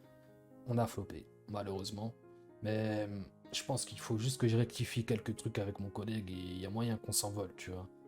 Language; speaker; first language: French; native; French